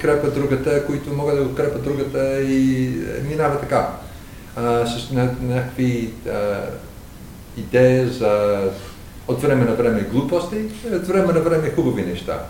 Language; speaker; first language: Bulgarian; non-native, learner; English